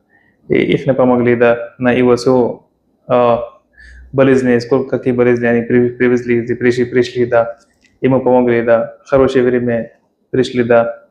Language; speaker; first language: Russian; non-native, fluent; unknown